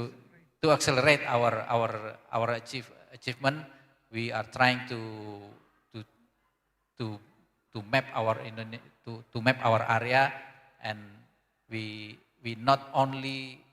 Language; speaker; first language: English; non-native, learner; Indonesian